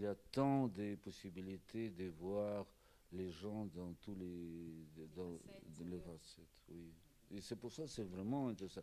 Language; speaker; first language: French; non-native, fluent; Russian